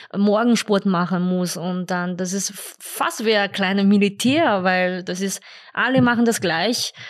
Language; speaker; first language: German; non-native, fluent; Chinese